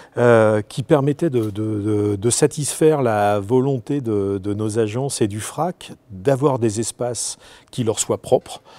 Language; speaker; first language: French; native; French